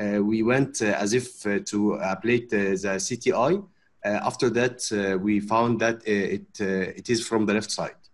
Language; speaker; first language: English; non-native, fluent; Arabic